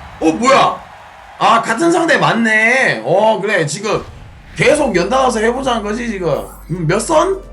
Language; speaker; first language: Korean; native; Korean